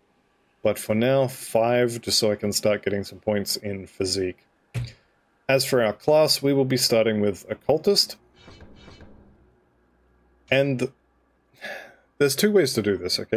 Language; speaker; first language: English; native; English